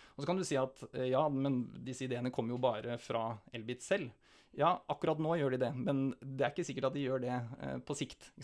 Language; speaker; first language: Norwegian; native; Norwegian